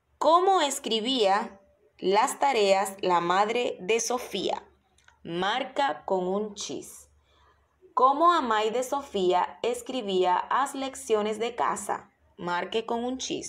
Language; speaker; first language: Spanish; non-native, fluent; Portuguese